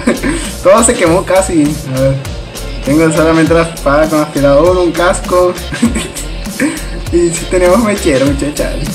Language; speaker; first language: Spanish; native; Spanish